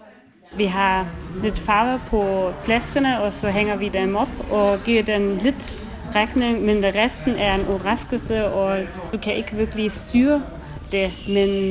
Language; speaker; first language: Danish; non-native, learner; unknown